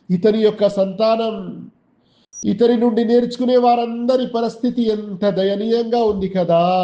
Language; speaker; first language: Telugu; non-native, local second language; Urdu